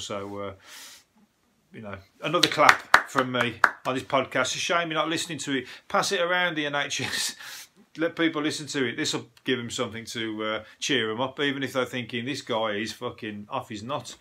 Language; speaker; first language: English; native; English